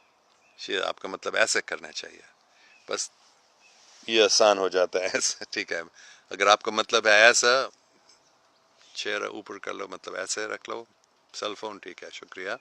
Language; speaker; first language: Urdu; non-native, fluent; English